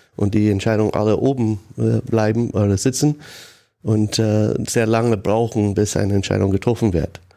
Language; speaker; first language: German; non-native, fluent; English